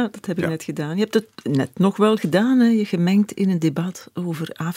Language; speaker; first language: Dutch; native; Dutch